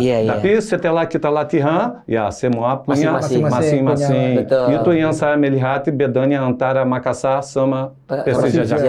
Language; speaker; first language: Indonesian; non-native, fluent; Portuguese